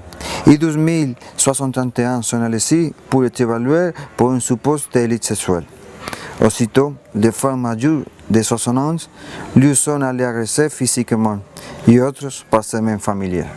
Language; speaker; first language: French; non-native, learner; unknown